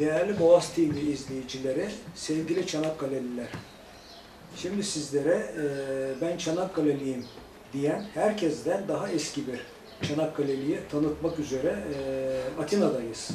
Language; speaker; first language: Turkish; native; Turkish